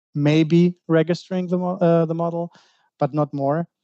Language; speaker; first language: English; non-native, fluent; Greek